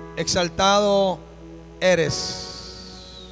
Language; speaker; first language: Spanish; native; Spanish